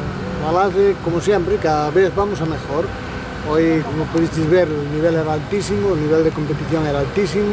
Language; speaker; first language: Spanish; native; Spanish